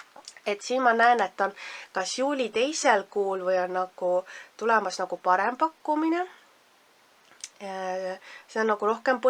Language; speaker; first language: Estonian; native; Estonian